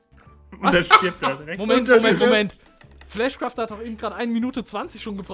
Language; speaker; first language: German; native; German